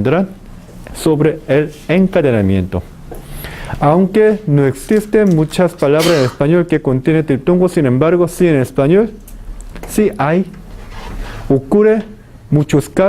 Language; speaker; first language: Spanish; non-native, fluent; Korean